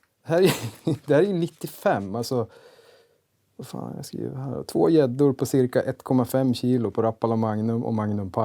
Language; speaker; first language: Swedish; native; Swedish